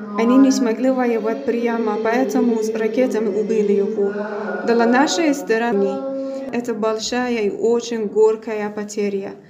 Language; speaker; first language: Russian; non-native, fluent; Persian